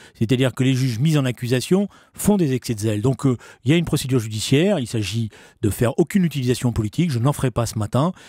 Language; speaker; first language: French; native; French